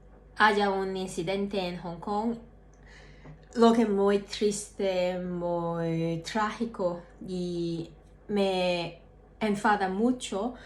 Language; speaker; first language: Spanish; non-native, learner; Cantonese